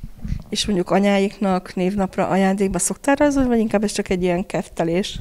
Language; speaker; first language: Hungarian; native; Hungarian